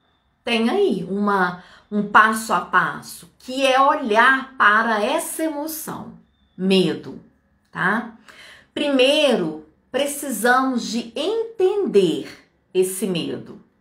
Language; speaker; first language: Portuguese; native; Portuguese